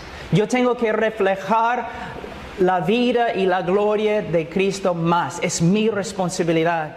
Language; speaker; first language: Spanish; non-native, fluent; English